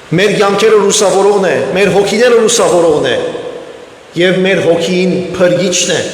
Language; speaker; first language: Armenian; early bilingual, heritage; Armenian